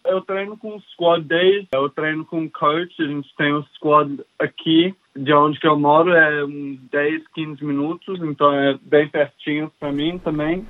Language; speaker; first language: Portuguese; early bilingual, heritage; English